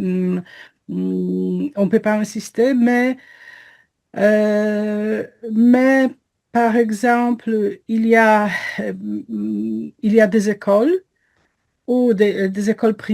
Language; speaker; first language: French; non-native, fluent; Polish